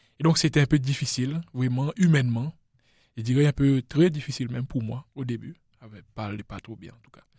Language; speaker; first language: French; non-native, local second language; Seselwa Creole French